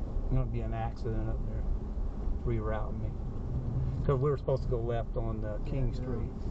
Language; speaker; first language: English; native; English